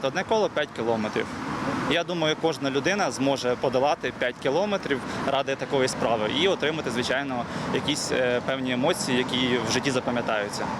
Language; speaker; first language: Ukrainian; native; Ukrainian